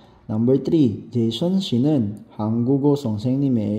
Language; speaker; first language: Korean; non-native, fluent; Filipino